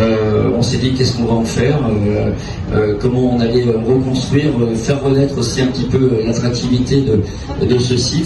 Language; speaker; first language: French; native; French